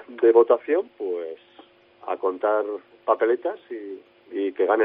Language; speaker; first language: Spanish; native; Spanish